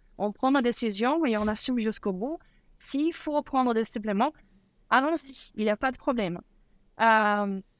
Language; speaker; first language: French; non-native, fluent; Portuguese